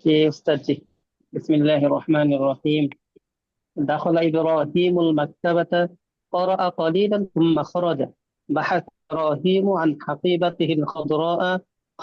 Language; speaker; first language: Arabic; non-native, learner; Bangla